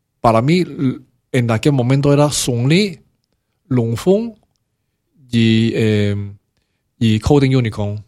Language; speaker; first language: Spanish; early bilingual, other home language; Cantonese